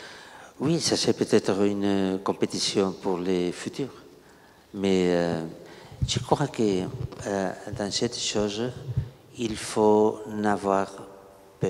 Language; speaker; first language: French; non-native, learner; Catalan